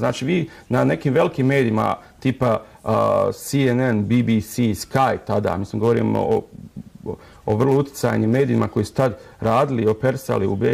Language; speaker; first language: Serbian; native; Serbian